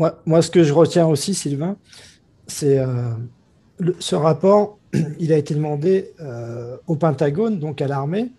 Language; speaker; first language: French; native; French